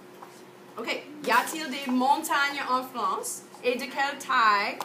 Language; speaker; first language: French; non-native, fluent; English